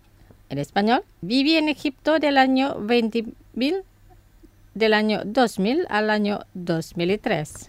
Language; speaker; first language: Spanish; non-native, fluent; Indonesian